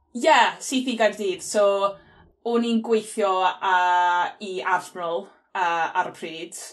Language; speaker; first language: Welsh; non-native, local second language; English